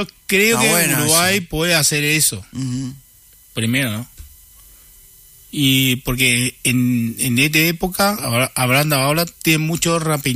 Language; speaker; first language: Spanish; non-native, learner; Chinese